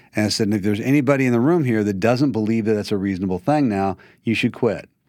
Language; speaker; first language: English; native; English